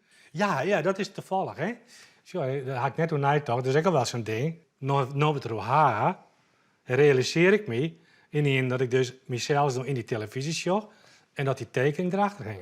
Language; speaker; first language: Dutch; non-native, local second language; Western Frisian